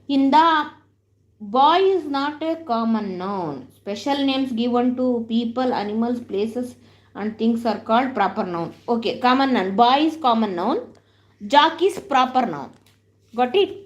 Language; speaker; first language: English; non-native, local second language; Kannada